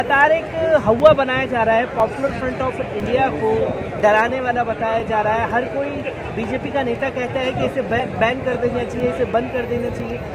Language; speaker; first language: Hindi; native; Hindi